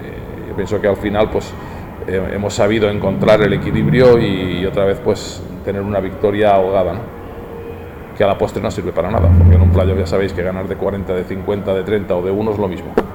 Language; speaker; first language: Spanish; native; Spanish